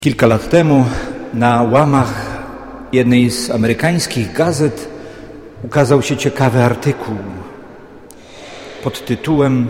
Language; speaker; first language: Polish; native; Polish